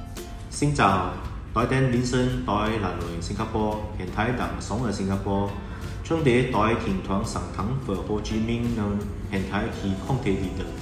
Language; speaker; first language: Vietnamese; non-native, learner; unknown